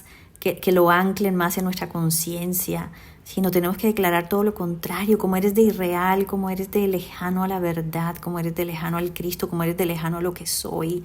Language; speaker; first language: Spanish; native; Spanish